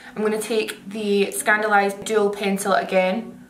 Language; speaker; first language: English; native; English